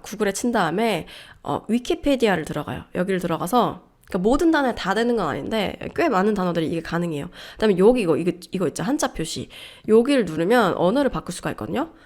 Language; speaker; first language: Korean; early bilingual, heritage; Korean